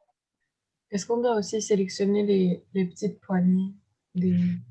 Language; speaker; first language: French; native; French